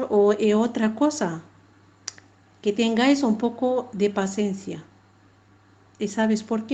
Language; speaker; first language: Spanish; non-native, fluent; Arabic